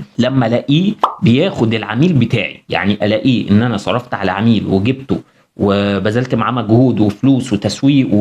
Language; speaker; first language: Arabic; native; Arabic